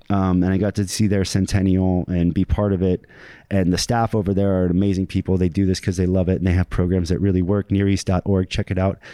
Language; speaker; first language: English; native; English